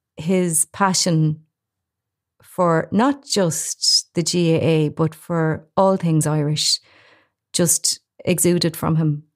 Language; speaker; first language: English; native; English